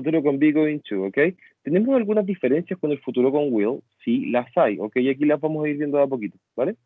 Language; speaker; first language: Spanish; native; Spanish